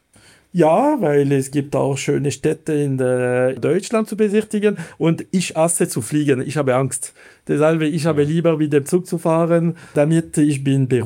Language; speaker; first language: German; non-native, fluent; Italian